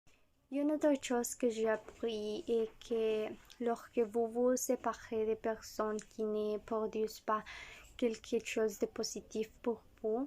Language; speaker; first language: French; non-native, learner; Spanish